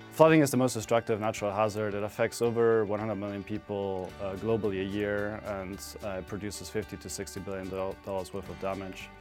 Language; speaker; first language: English; non-native, fluent; German